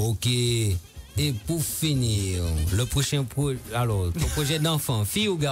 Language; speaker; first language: French; native; French